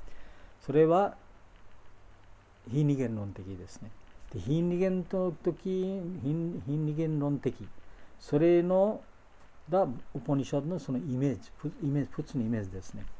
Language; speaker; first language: Japanese; non-native, fluent; Bangla